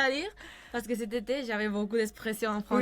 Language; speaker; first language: French; non-native, fluent; Spanish